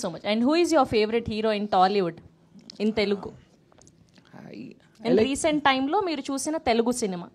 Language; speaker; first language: Telugu; native; Telugu